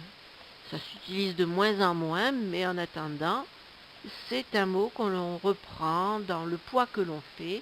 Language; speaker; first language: French; native; French